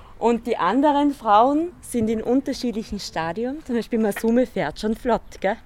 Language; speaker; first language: German; native; German